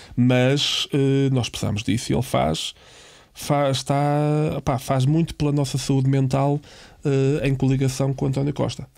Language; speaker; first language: Portuguese; native; Portuguese